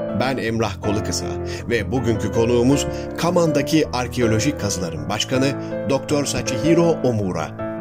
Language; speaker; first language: Turkish; native; Turkish